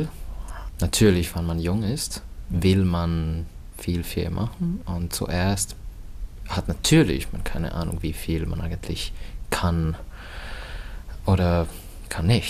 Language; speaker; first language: German; non-native, fluent; Finnish